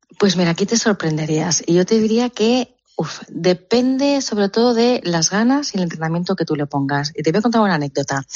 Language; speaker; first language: Spanish; native; Spanish